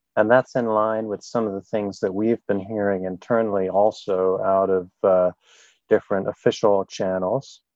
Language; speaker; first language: English; non-native, fluent; German